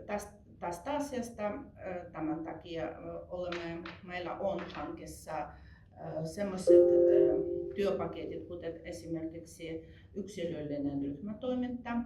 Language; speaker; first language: Finnish; non-native, fluent; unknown